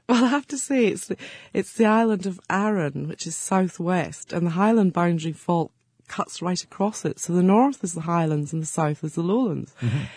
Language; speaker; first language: English; native; English